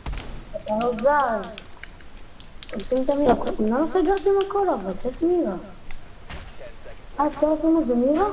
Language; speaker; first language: Hebrew; native; Hebrew